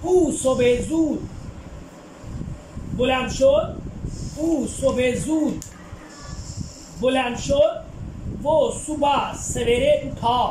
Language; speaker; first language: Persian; non-native, fluent; Urdu